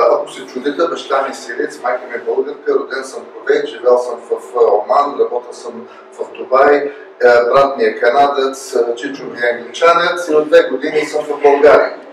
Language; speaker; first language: Bulgarian; early bilingual, other home language; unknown